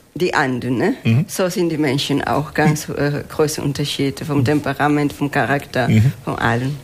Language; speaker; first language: German; non-native, fluent; Spanish